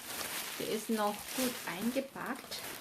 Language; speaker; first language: German; non-native, learner; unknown